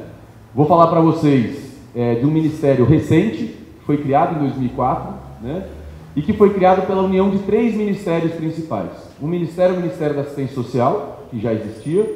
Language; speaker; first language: Portuguese; native; Portuguese